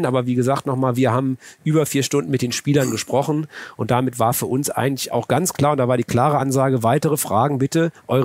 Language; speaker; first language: German; native; German